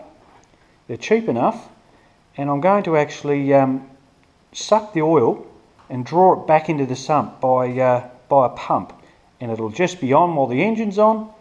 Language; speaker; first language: English; native; English